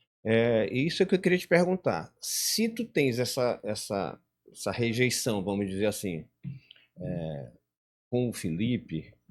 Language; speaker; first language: Portuguese; native; Portuguese